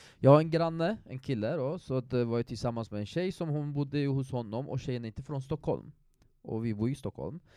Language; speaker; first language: Swedish; non-native, fluent; Persian